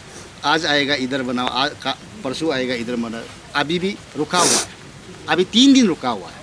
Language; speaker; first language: Hindi; non-native, local second language; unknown